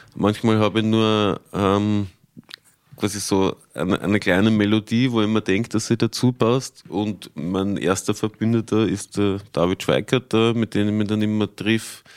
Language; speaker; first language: German; native; German